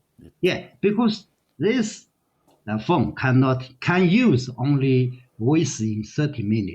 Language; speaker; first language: English; non-native, learner; Chinese